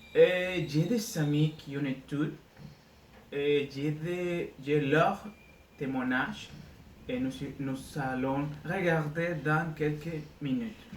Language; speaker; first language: French; non-native, learner; Spanish